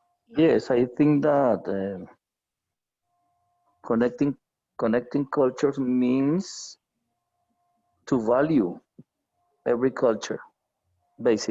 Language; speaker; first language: English; non-native, fluent; Spanish